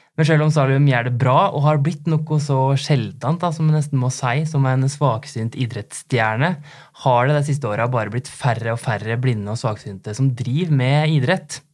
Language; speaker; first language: Norwegian; native; Norwegian